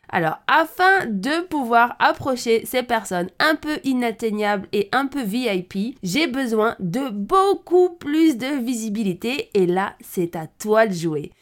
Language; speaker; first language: French; native; French